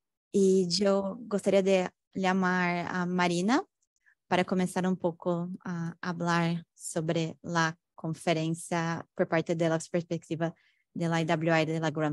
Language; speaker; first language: Spanish; non-native, fluent; Portuguese